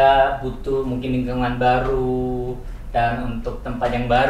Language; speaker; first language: Indonesian; native; Indonesian